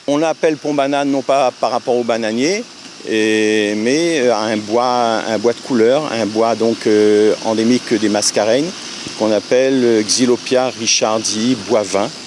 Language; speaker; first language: French; native; French